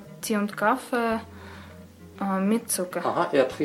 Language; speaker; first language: German; non-native, learner; Russian